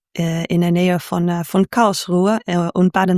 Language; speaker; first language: German; non-native, fluent; Dutch